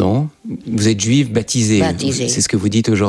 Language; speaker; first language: French; native; French